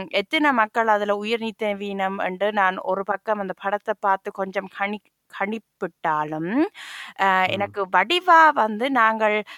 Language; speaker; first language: Tamil; early bilingual, heritage; Tamil